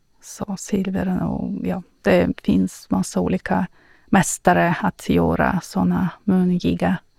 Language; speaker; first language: Swedish; non-native, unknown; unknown